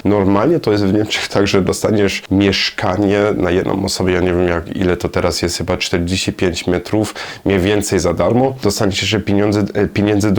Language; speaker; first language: Polish; non-native, learner; German